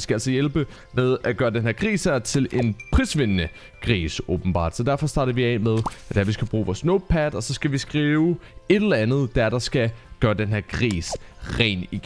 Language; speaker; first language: Danish; native; Danish